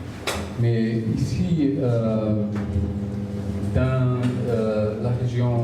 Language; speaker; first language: French; non-native, fluent; Portuguese